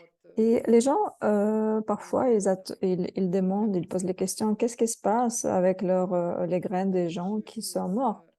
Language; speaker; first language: French; non-native, fluent; Russian